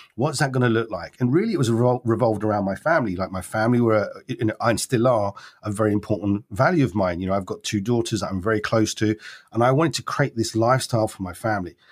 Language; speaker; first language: English; native; English